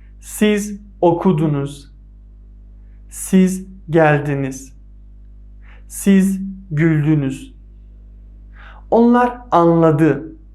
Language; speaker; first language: Turkish; non-native, fluent; Persian